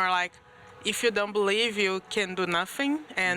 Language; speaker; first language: English; non-native, learner; Portuguese